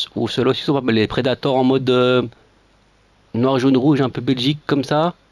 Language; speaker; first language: French; native; French